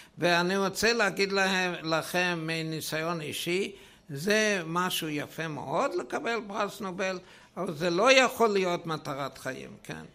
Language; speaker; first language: Hebrew; non-native, fluent; German